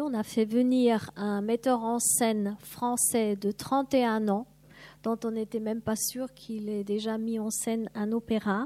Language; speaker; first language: French; non-native, fluent; German